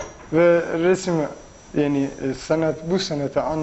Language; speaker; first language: Turkish; non-native, fluent; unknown